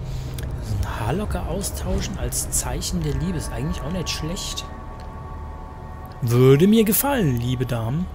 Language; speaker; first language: German; native; German